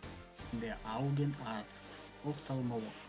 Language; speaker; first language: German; non-native, fluent; Macedonian